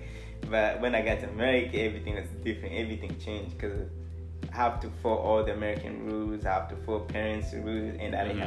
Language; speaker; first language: English; early bilingual, other home language; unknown